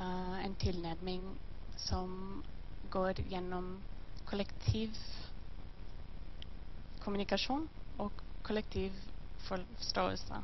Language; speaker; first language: Norwegian; non-native, learner; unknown